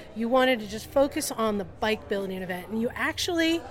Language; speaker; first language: English; native; English